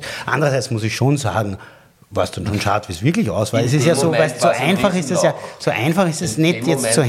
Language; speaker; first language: German; native; German